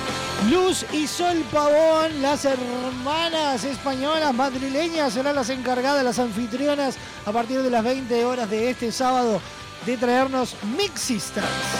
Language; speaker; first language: Spanish; native; Spanish